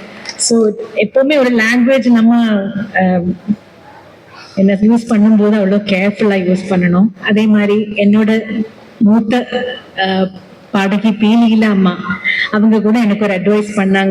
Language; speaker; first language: Tamil; non-native, local second language; Malayalam